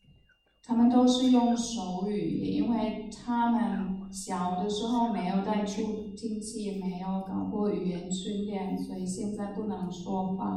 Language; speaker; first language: Chinese; non-native, fluent; German